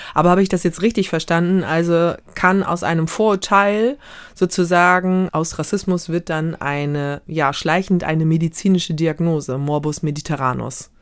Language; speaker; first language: German; native; German